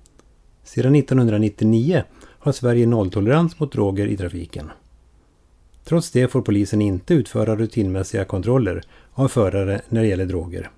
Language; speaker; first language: Swedish; native; Swedish